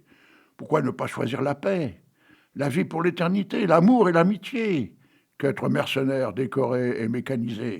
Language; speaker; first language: French; native; French